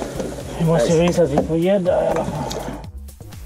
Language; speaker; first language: Swedish; native; Swedish